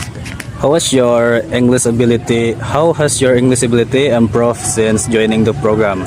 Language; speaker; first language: English; non-native, learner; Indonesian